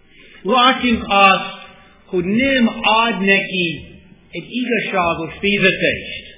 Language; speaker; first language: Hungarian; non-native, fluent; English